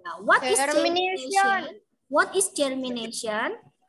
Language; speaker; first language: English; non-native, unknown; Indonesian